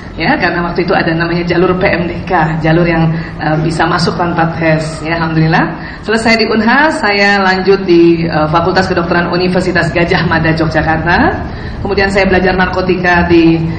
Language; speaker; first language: Indonesian; native; Indonesian